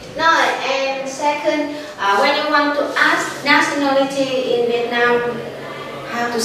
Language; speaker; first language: English; non-native, learner; Vietnamese